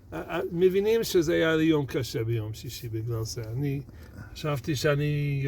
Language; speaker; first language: Hebrew; non-native, fluent; English